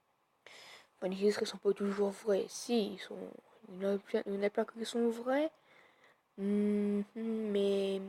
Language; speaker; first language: French; native; French